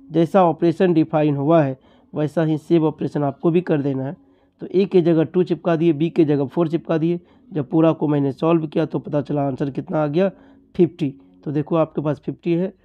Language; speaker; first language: Hindi; native; Hindi